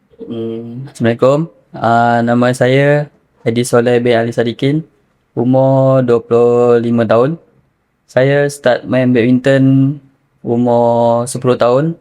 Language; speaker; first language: Malay; native; Malay